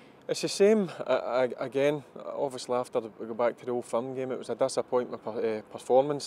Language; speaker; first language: English; native; English